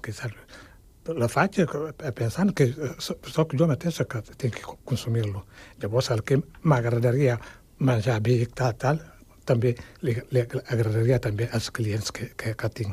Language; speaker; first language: Catalan; non-native, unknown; Wolof